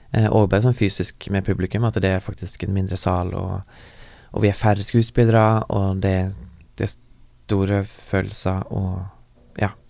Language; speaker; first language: Norwegian; native; Norwegian